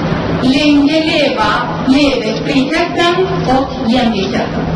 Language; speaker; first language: Swedish; non-native, fluent; Persian